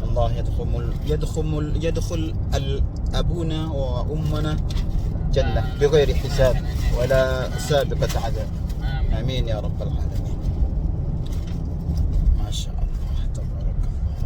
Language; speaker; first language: Arabic; non-native, learner; Indonesian